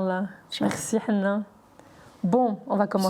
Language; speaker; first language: French; native; French